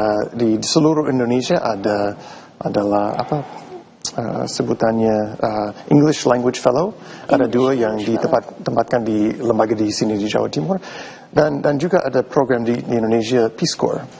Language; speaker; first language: Indonesian; non-native, fluent; English